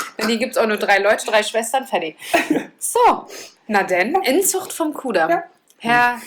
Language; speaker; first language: German; native; German